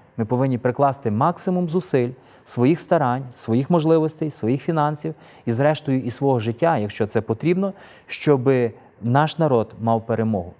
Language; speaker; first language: Ukrainian; native; Ukrainian